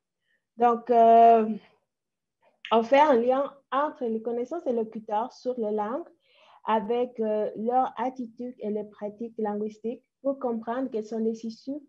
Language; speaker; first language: French; non-native, fluent; Spanish